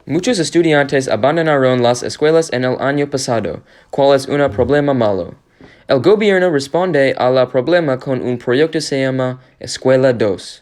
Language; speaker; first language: Spanish; non-native, learner; English